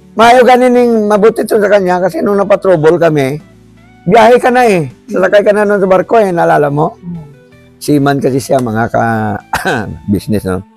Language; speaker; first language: Filipino; non-native, local second language; Hiligaynon